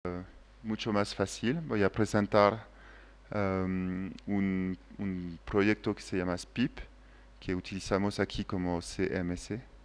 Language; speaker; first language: Spanish; non-native, fluent; French